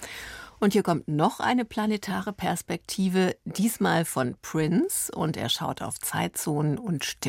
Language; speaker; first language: German; native; German